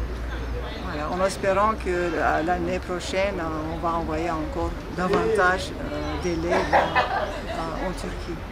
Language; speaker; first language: French; non-native, fluent; Turkish